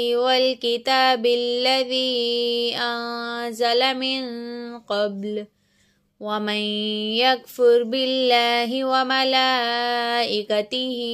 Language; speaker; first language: Arabic; non-native, learner; Urdu